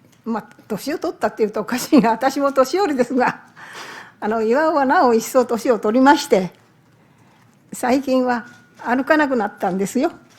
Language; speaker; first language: Japanese; native; Japanese